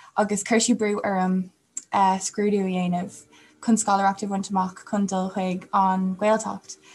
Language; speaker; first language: Irish; non-native, local second language; English